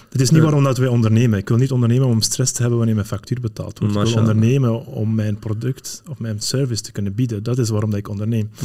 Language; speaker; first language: Dutch; early bilingual, other home language; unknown